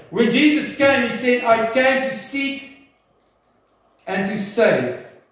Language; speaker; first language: English; non-native, local second language; Afrikaans